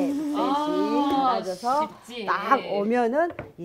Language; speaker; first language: Korean; native; Korean